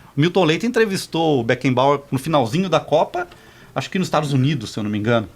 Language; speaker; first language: Portuguese; native; Portuguese